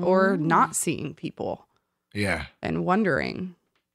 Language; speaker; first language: English; native; English